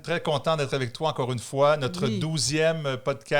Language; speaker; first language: French; native; French